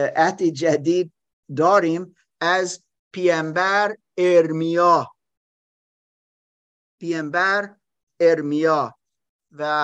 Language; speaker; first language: Persian; non-native, learner; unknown